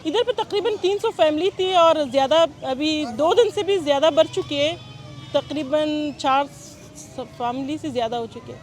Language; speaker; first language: Urdu; non-native, fluent; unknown